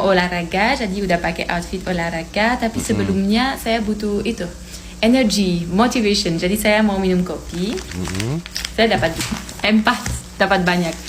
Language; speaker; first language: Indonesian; non-native, learner; English